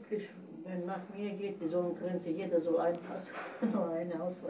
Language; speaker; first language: German; non-native, learner; Turkish